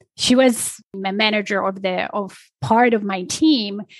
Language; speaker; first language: English; non-native, fluent; Polish